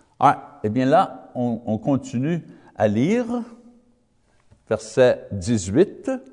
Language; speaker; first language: French; non-native, learner; English